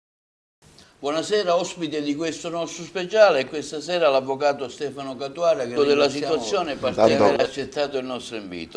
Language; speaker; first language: Italian; native; Italian